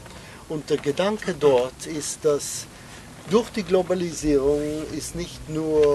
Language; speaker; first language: German; non-native, fluent; English